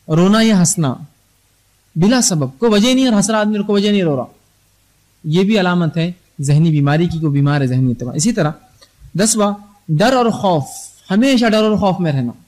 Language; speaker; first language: Urdu; native; Urdu